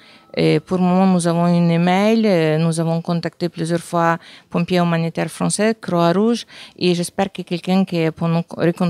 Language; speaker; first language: French; non-native, fluent; Ukrainian